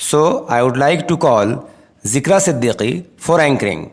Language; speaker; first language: English; non-native, local second language; Hindi